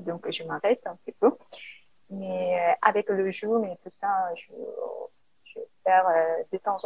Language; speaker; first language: French; non-native, learner; Korean